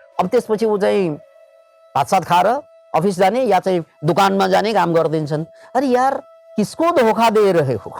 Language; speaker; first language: Nepali; native; Nepali